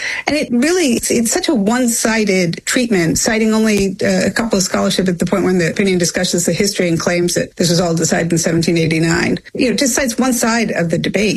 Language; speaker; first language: English; native; English